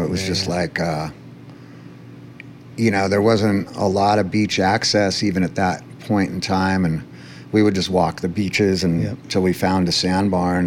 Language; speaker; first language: English; native; English